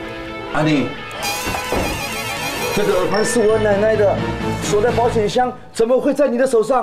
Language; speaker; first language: Chinese; native; Chinese